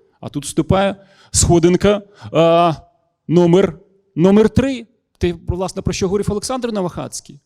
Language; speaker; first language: Ukrainian; non-native, local second language; Russian